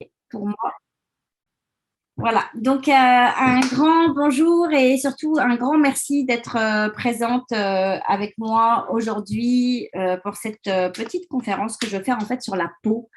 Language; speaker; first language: French; native; French